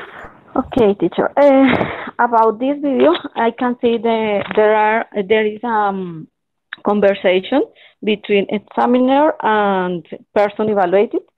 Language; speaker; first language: English; non-native, learner; Spanish